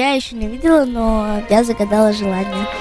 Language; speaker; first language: Russian; early bilingual, heritage; Russian